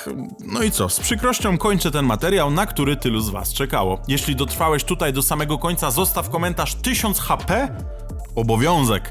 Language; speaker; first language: Polish; native; Polish